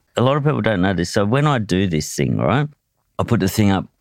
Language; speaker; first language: English; native; English